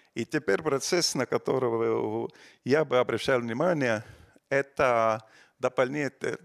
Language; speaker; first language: Russian; non-native, fluent; Estonian